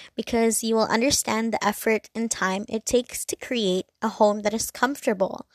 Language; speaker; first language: English; non-native, local second language; Cantonese